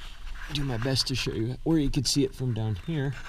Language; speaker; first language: English; native; English